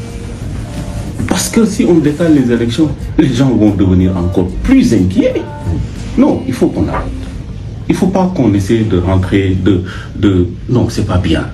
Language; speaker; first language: French; non-native, local second language; Wolof